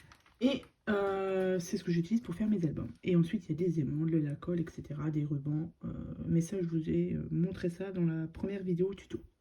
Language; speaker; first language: French; native; French